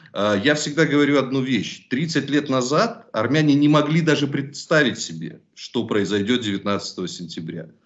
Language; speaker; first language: Russian; native; Russian